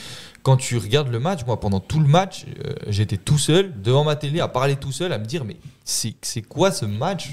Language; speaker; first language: French; native; French